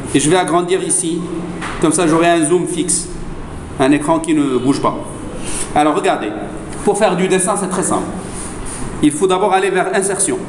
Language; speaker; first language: French; non-native, local second language; Arabic